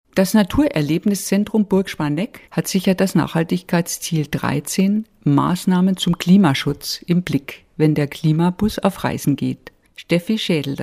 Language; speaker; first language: German; native; German